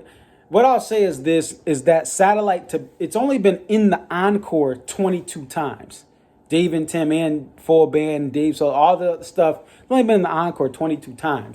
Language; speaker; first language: English; native; English